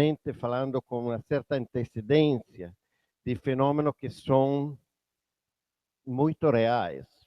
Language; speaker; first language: Portuguese; non-native, fluent; Italian